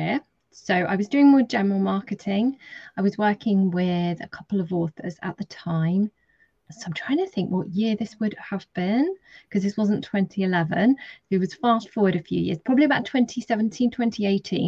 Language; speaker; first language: English; native; English